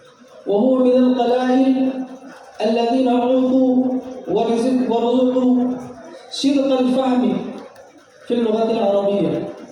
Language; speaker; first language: Arabic; non-native, fluent; Urdu